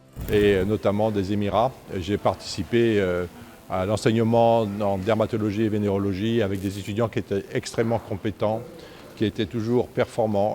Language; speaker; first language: French; native; French